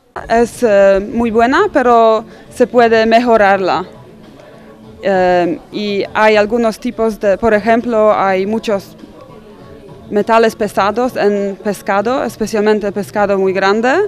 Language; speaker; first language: Spanish; non-native, fluent; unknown